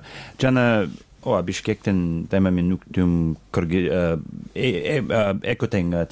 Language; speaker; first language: Kyrgyz; non-native, learner; English